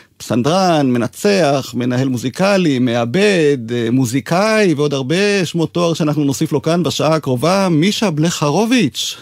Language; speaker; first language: Hebrew; native; Hebrew